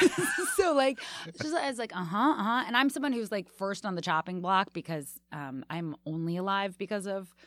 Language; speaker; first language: English; native; English